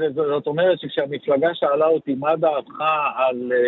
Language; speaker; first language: Hebrew; native; Hebrew